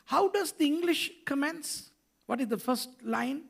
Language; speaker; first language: English; non-native, local second language; Sinhala